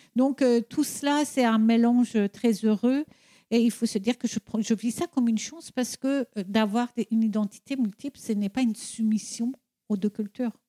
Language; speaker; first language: French; non-native, fluent; Persian